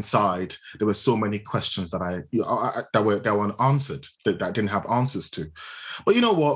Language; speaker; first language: English; non-native, local second language; Yoruba